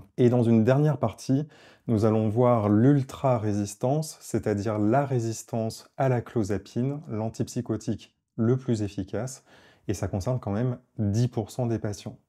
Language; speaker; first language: French; native; French